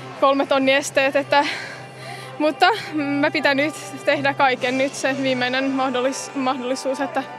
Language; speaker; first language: Finnish; non-native, fluent; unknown